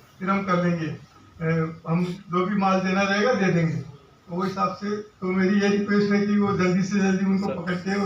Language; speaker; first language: Hindi; non-native, local second language; Marathi